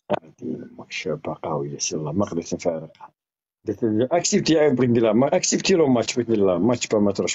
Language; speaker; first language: French; non-native, learner; Arabic